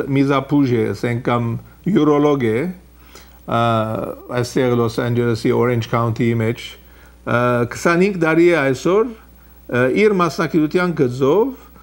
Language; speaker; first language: Armenian; early bilingual, heritage; Armenian